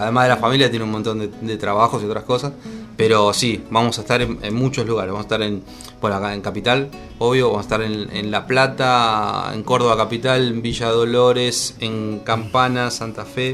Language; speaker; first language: Spanish; native; Spanish